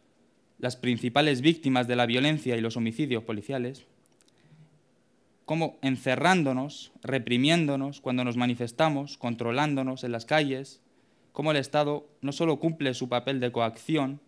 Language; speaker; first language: Spanish; native; Spanish